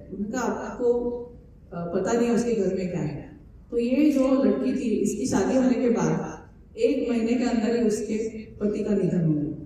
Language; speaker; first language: Hindi; non-native, local second language; Marathi